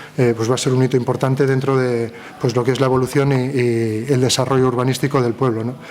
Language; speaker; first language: Spanish; non-native, local second language; Basque